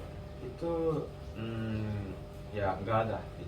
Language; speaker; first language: Indonesian; non-native, learner; Japanese